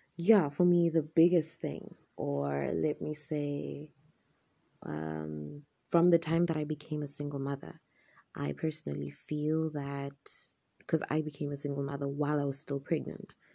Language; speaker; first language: English; non-native, local second language; Shona